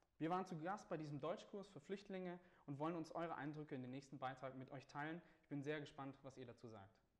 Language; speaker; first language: German; native; German